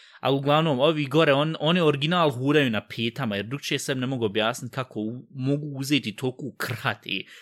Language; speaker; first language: Bosnian; early bilingual, heritage; Bosnian